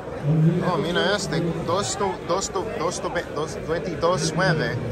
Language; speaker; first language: Spanish; early bilingual, heritage; English